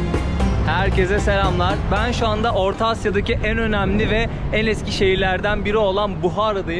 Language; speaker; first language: Turkish; native; Turkish